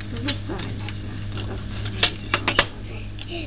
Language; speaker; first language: German; native; German